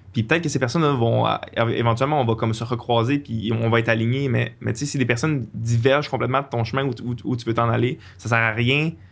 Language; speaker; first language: French; native; French